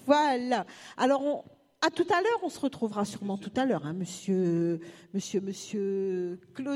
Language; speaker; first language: French; native; French